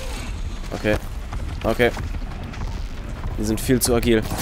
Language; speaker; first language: German; native; German